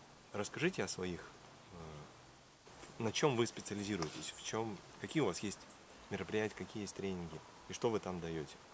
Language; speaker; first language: Russian; native; Russian